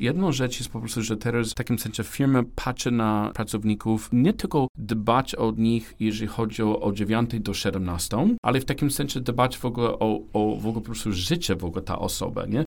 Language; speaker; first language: Polish; non-native, learner; English